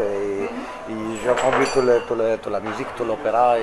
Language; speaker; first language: French; non-native, fluent; Italian